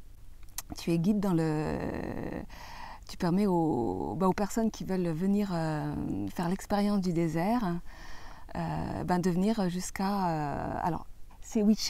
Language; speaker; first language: French; native; French